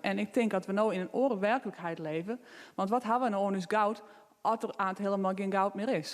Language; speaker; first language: Dutch; non-native, local second language; Western Frisian